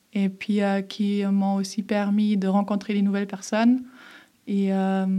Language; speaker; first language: French; early bilingual, other home language; German